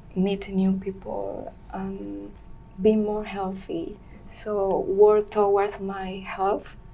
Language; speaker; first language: English; non-native, learner; Spanish